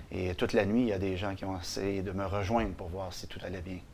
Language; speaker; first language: French; native; French